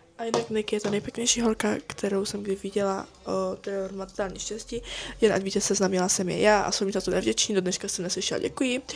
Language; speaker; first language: Czech; native; Czech